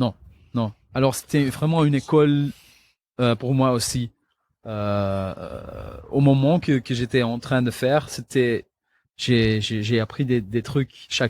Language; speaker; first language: French; non-native, local second language; Dutch